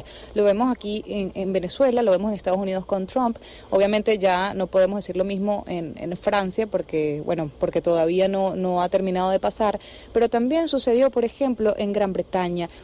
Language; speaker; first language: Spanish; native; Spanish